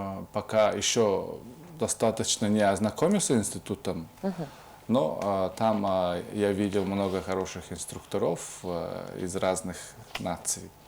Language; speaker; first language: Russian; non-native, fluent; Mongolian